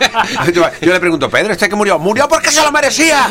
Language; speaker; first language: Spanish; native; Spanish